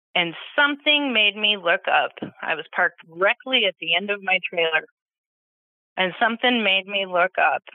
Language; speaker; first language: English; native; English